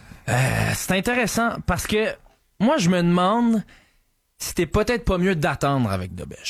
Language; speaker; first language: French; native; French